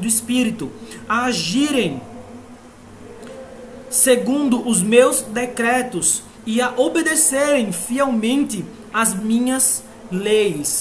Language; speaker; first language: Portuguese; native; Portuguese